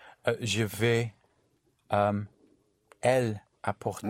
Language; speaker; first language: French; non-native, learner; English